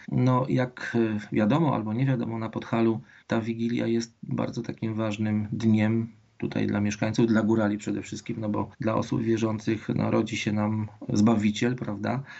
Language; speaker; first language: Polish; native; Polish